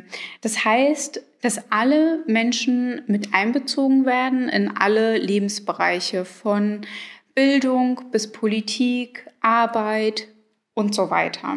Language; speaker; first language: German; early bilingual, other home language; Arabic